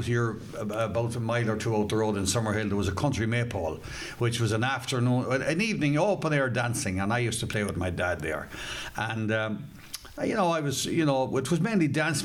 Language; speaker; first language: English; native; English